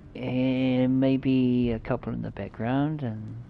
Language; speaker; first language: English; native; English